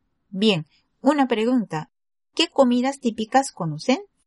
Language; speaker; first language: Spanish; non-native, fluent; Japanese